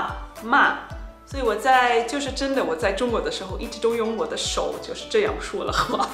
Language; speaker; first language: Chinese; non-native, fluent; German